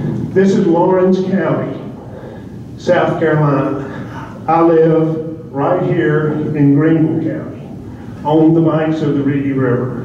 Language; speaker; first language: English; native; English